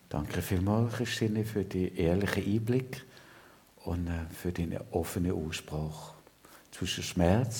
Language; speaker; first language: German; native; German